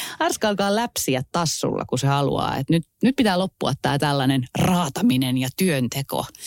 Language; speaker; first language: Finnish; native; Finnish